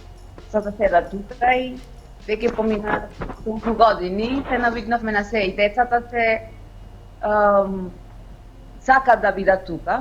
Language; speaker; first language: Macedonian; non-native, fluent; Spanish